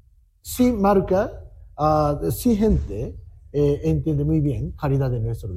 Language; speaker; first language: Spanish; non-native, learner; Japanese